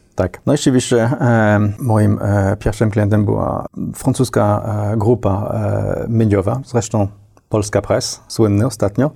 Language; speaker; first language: Polish; non-native, fluent; French